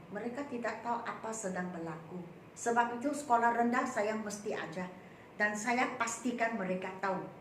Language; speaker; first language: Malay; non-native, local second language; Chinese